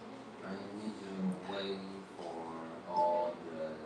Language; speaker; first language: English; non-native, learner; Chinese